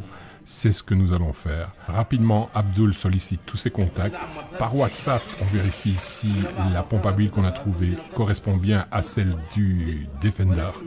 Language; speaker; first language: French; native; French